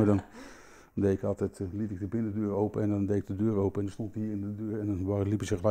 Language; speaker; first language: Dutch; native; Dutch